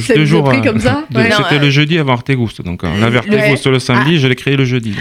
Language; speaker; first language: French; native; French